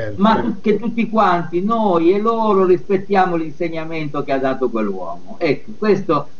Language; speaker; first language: Italian; native; Italian